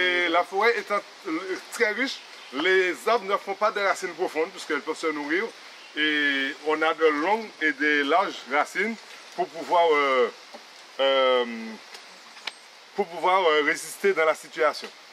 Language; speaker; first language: French; native; French